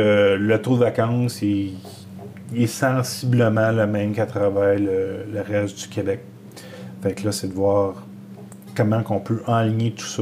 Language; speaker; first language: French; native; French